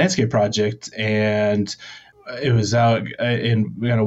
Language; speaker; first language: English; native; English